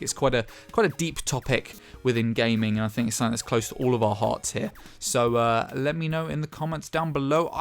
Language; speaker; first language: English; native; English